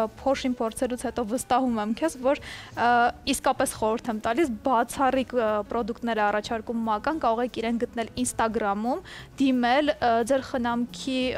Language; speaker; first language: Armenian; native; Armenian